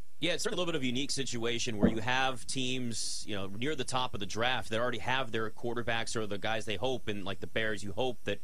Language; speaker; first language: English; native; English